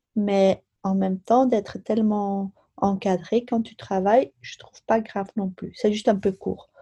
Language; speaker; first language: French; non-native, local second language; Dutch